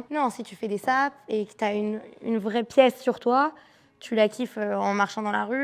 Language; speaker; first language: French; native; French